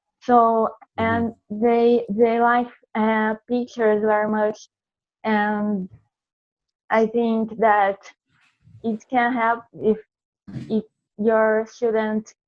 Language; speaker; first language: English; non-native, fluent; Portuguese